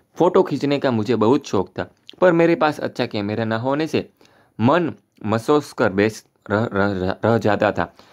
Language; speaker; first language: Hindi; non-native, local second language; Gujarati